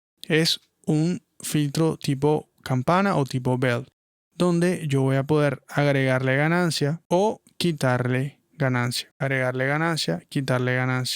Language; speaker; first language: Spanish; native; Spanish